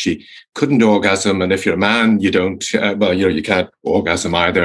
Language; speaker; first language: English; native; English